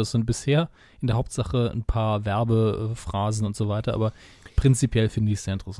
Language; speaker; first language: German; native; German